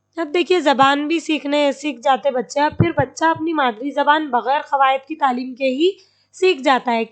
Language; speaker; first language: Urdu; native; Urdu